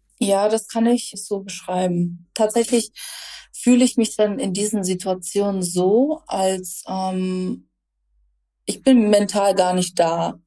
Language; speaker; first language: German; early bilingual, other home language; Russian